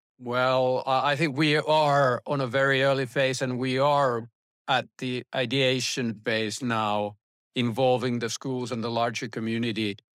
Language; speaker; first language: English; non-native, fluent; Finnish